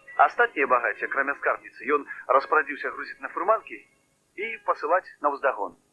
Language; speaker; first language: Belarusian; native; Belarusian